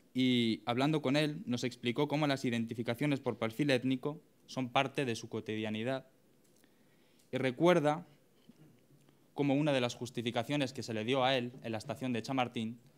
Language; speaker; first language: Spanish; native; Spanish